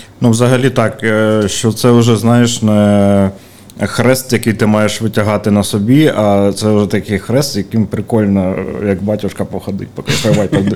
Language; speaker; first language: Ukrainian; native; Ukrainian